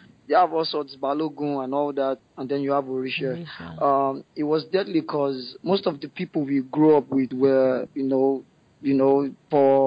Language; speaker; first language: English; non-native, local second language; Yoruba